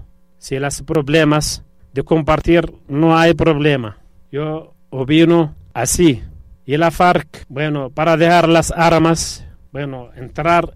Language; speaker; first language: Spanish; non-native, fluent; Arabic